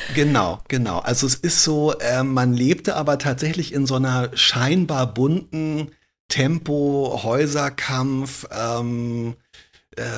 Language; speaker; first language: German; native; German